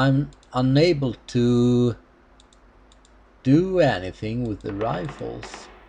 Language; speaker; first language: English; non-native, fluent; Swedish